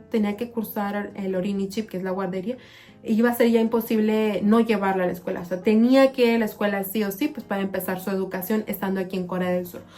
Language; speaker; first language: Spanish; native; Spanish